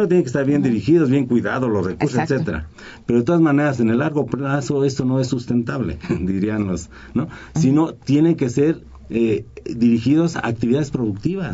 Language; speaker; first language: Spanish; native; Spanish